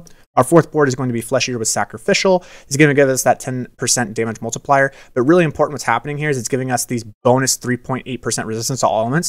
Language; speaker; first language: English; native; English